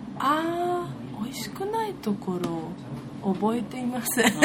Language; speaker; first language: Japanese; non-native, learner; German